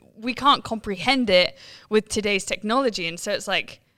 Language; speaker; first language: English; native; English